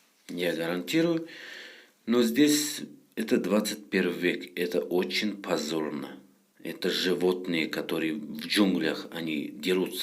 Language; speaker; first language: Russian; non-native, fluent; Tajik